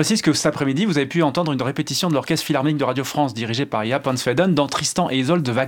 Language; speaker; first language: French; native; French